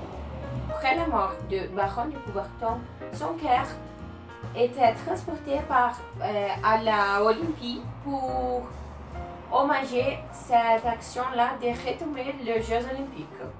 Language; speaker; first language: French; non-native, learner; Portuguese